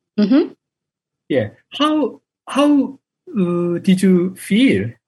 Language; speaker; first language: English; non-native, fluent; Korean